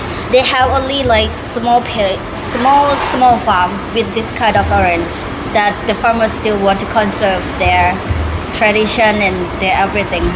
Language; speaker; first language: English; non-native, learner; Thai